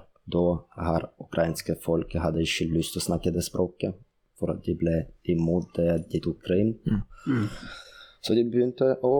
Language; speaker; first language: Norwegian; non-native, fluent; Russian